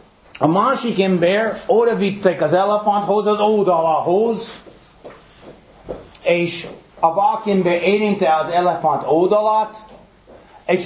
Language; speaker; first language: Hungarian; early bilingual, heritage; English